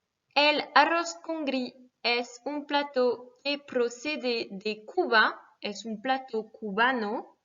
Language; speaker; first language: Spanish; non-native, fluent; French